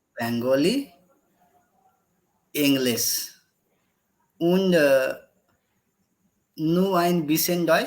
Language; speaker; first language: German; non-native, learner; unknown